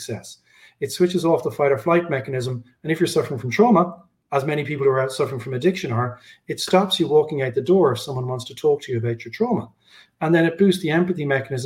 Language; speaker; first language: English; native; English